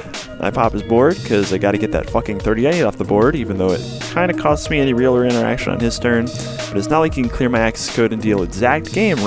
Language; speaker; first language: English; native; English